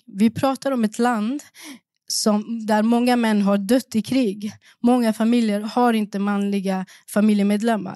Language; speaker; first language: Swedish; early bilingual, other home language; Persian